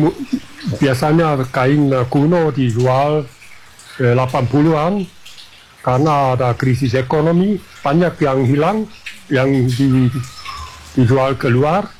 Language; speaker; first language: Indonesian; non-native, fluent; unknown